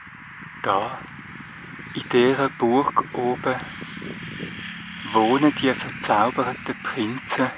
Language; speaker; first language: German; native; German